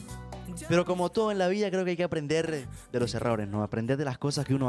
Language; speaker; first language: Spanish; native; Spanish